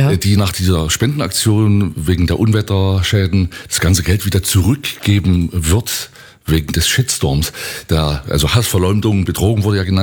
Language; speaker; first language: German; native; German